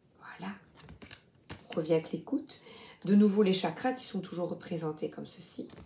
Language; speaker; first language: French; native; French